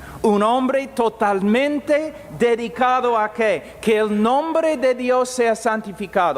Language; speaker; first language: Spanish; non-native, fluent; English